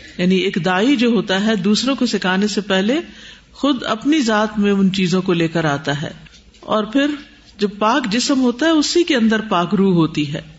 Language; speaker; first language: Urdu; native; Urdu